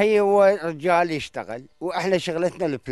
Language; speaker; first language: Arabic; native; Arabic